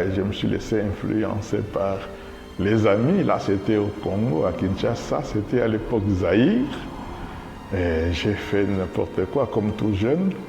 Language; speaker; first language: French; non-native, local second language; Lingala